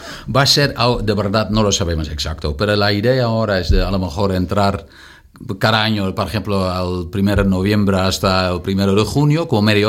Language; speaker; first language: Spanish; non-native, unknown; Dutch